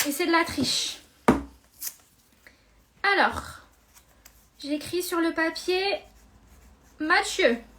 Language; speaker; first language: French; native; French